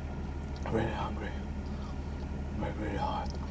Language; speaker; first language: English; non-native, fluent; Dutch